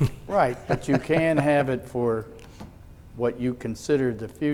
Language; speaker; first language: English; native; English